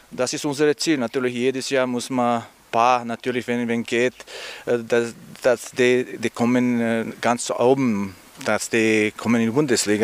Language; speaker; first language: German; non-native, learner; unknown